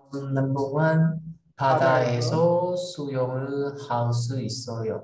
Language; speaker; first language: Korean; non-native, learner; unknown